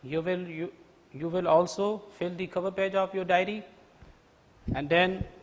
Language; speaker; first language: English; non-native, local second language; Urdu